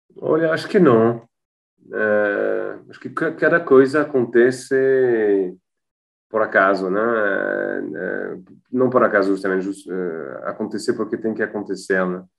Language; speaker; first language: Portuguese; non-native, fluent; French